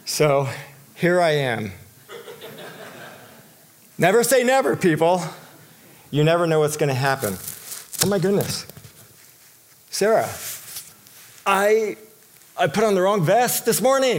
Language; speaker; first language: English; native; English